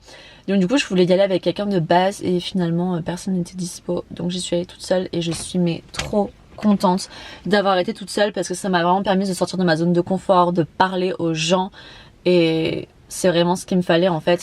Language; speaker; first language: French; native; French